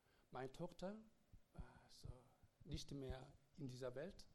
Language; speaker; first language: German; non-native, learner; Korean